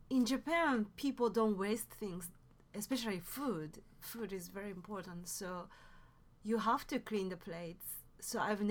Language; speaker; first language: English; non-native, fluent; Japanese